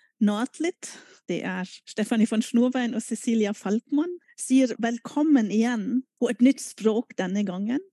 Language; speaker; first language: Norwegian; non-native, fluent; German